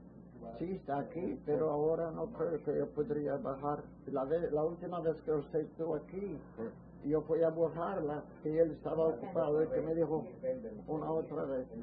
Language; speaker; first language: Spanish; early bilingual, heritage; Ladino